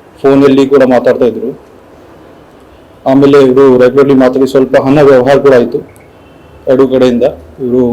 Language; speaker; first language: Kannada; non-native, local second language; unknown